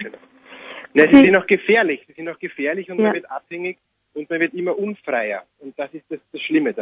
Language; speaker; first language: German; native; German